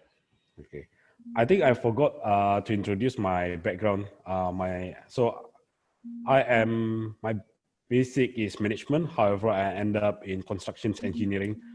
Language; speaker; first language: English; non-native, fluent; Indonesian